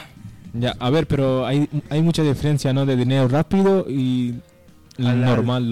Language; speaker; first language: Spanish; non-native, learner; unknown